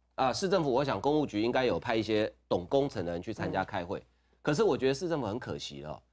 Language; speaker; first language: Chinese; native; Chinese